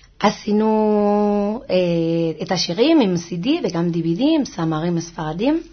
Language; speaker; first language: Hebrew; non-native, fluent; Spanish